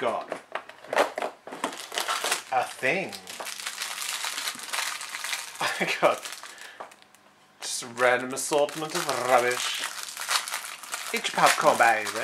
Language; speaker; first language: English; native; English